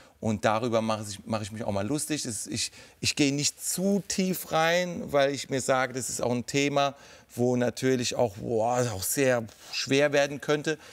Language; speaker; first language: German; native; German